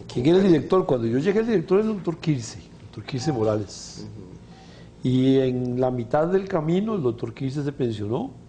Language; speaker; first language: Spanish; native; Spanish